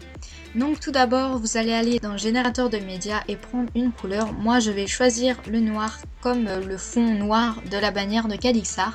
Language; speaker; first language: French; native; French